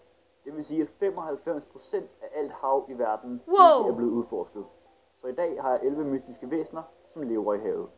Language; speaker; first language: Danish; native; Danish